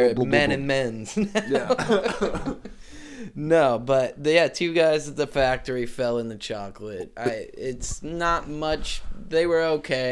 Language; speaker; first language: English; native; English